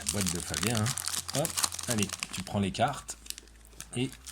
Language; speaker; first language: French; native; French